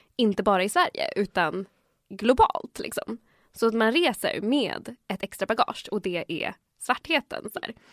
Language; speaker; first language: Swedish; early bilingual, other home language; Spanish